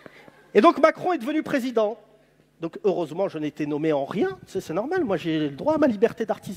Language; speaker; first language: French; native; French